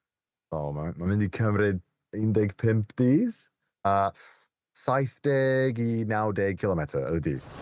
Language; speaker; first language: Welsh; non-native, local second language; English